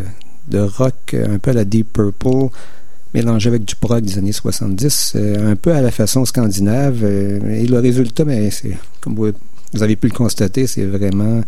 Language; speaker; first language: French; native; French